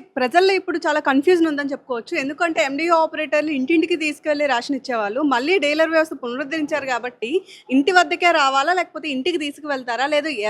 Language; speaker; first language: Telugu; native; Telugu